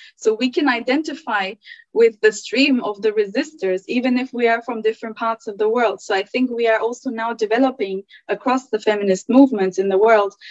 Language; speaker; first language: English; early bilingual, other home language; German